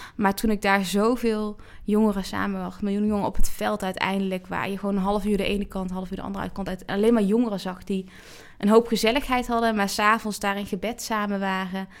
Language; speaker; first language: Dutch; native; Dutch